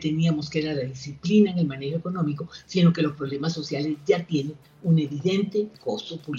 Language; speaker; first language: Spanish; native; Spanish